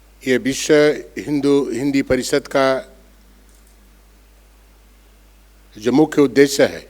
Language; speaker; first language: Hindi; non-native, local second language; Bangla